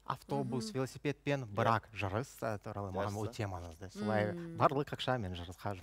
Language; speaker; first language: Kazakh; non-native, local second language; Russian